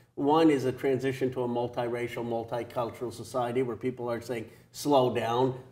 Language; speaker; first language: English; native; English